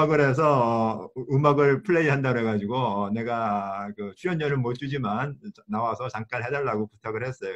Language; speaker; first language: Korean; native; Korean